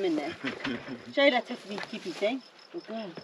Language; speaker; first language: English; native; English